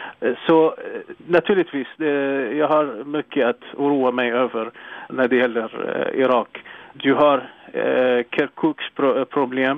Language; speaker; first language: Swedish; non-native, fluent; Arabic